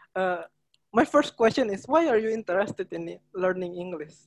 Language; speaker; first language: English; non-native, learner; Indonesian